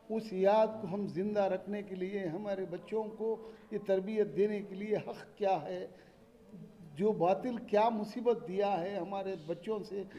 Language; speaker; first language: Hindi; non-native, local second language; Urdu